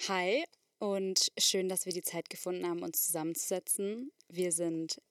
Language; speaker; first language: German; native; German